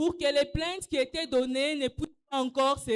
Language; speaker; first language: French; non-native, local second language; Swahili